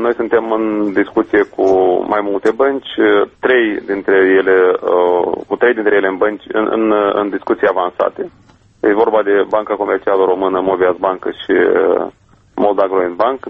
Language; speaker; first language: Romanian; native; Romanian